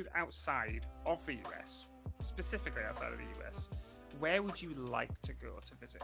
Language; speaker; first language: English; native; English